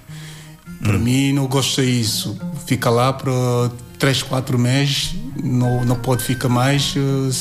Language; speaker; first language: Portuguese; non-native, learner; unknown